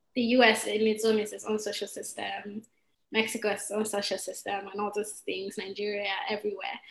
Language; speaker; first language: English; non-native, local second language; Igbo